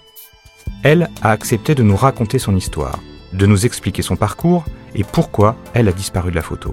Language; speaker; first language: French; native; French